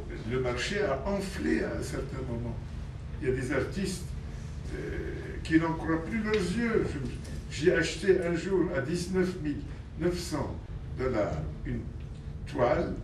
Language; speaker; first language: French; non-native, local second language; Arabic